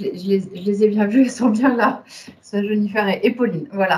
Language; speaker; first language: French; native; French